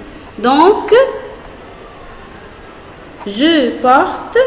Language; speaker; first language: French; non-native, fluent; Arabic